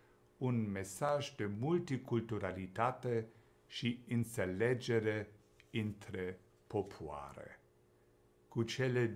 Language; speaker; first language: Romanian; non-native, fluent; German